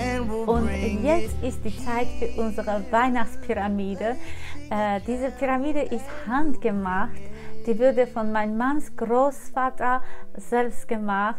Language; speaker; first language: German; non-native, fluent; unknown